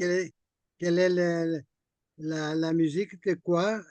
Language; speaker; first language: French; non-native, fluent; Portuguese